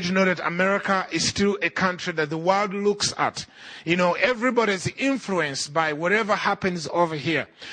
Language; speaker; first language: English; non-native, local second language; Ganda